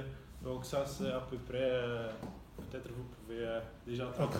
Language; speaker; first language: French; non-native, local second language; Dutch